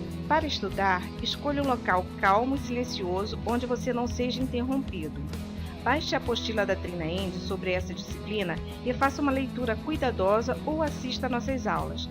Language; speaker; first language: Portuguese; native; Portuguese